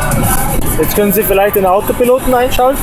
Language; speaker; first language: German; native; German